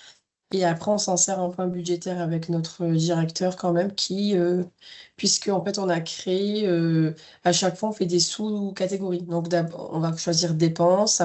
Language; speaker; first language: French; native; French